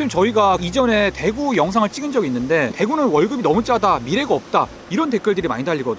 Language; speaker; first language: Korean; native; Korean